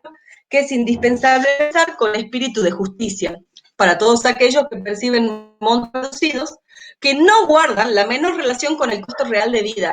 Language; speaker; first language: Spanish; native; Spanish